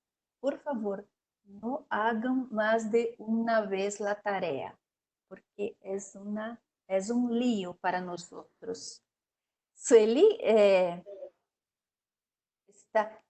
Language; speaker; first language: Spanish; non-native, learner; Portuguese